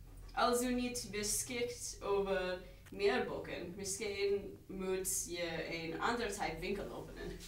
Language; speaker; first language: Dutch; non-native, learner; English